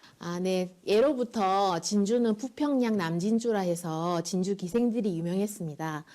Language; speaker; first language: Korean; native; Korean